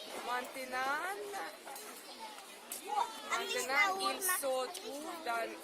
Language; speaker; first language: French; non-native, learner; Russian